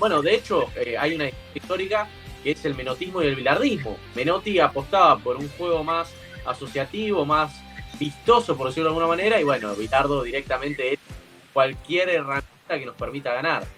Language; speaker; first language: Spanish; native; Spanish